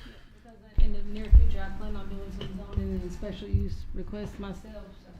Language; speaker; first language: English; native; English